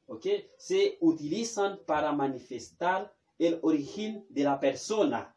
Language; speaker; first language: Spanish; non-native, fluent; Haitian Creole